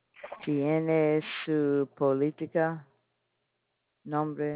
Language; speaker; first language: Spanish; non-native, learner; English